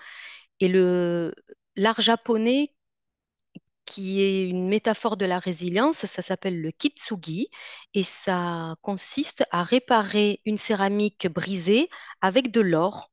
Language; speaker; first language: French; native; French